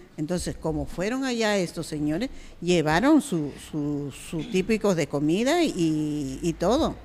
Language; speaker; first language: Spanish; native; Spanish